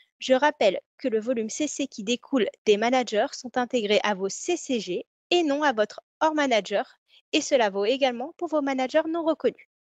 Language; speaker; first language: French; native; French